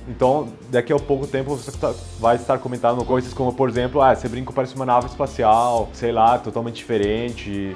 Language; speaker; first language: Portuguese; non-native, fluent; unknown